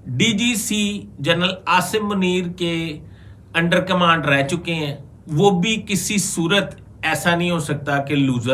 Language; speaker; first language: Urdu; native; Urdu